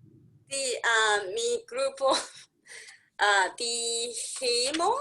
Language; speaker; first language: Spanish; non-native, learner; English